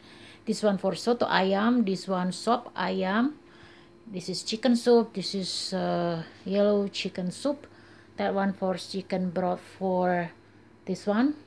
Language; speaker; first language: English; non-native, learner; Indonesian